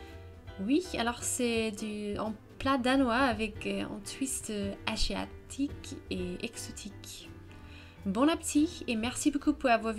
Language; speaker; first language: French; non-native, fluent; Danish